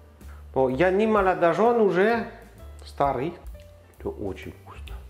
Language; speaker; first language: Russian; non-native, learner; French